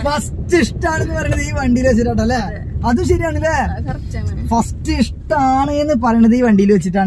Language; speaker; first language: Malayalam; native; Malayalam